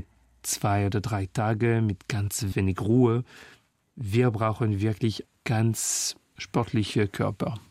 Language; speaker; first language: German; non-native, learner; French